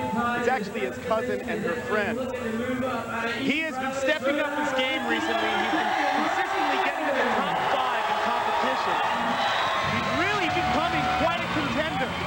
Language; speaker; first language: English; native; English